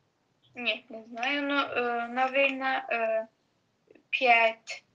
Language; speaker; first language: Russian; non-native, learner; Azerbaijani